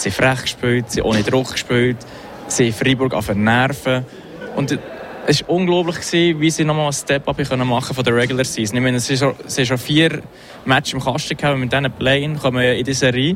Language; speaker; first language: German; native; German